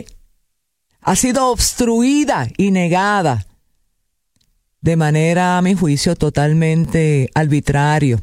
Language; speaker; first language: Spanish; native; Spanish